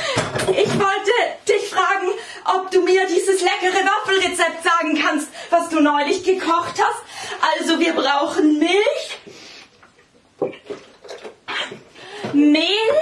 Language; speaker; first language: German; non-native, learner; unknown